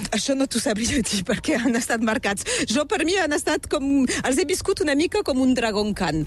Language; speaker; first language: Catalan; native; Catalan